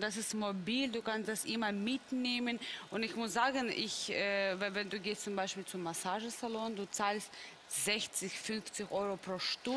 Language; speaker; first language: German; non-native, fluent; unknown